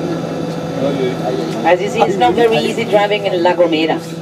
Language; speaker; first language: English; non-native, fluent; Spanish